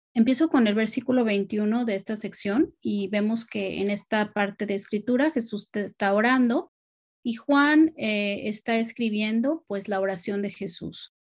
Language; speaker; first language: Spanish; native; Spanish